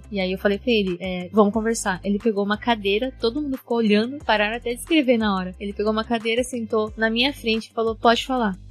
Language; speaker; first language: Portuguese; early bilingual, heritage; Japanese